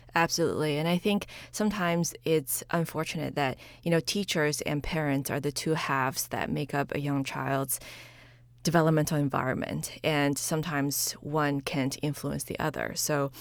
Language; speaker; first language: English; early bilingual, other home language; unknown